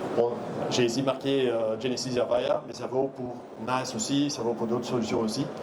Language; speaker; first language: French; non-native, local second language; Dutch